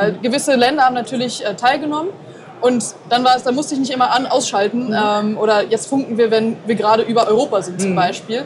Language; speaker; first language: German; native; German